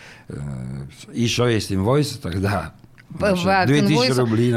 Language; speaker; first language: Russian; non-native, learner; Italian